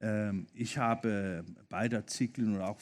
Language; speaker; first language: German; non-native, fluent; Danish